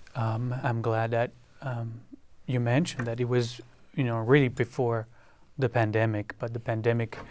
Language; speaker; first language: English; non-native, fluent; French